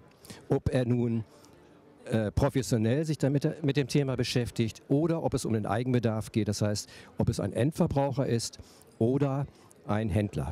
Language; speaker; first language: German; native; German